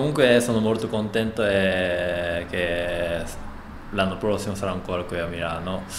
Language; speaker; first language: Italian; non-native, learner; Japanese